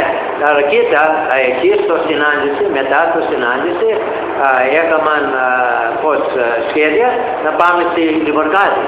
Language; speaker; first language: Greek; early bilingual, heritage; Greek